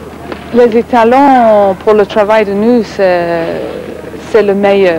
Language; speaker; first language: French; non-native, learner; English